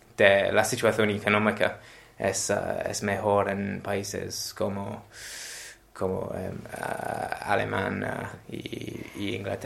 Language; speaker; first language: Spanish; non-native, learner; English